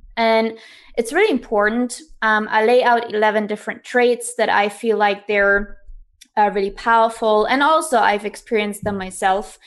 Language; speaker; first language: English; non-native, fluent; German